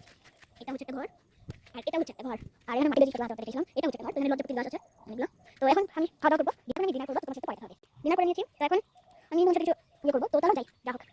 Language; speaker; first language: Bangla; native; Bangla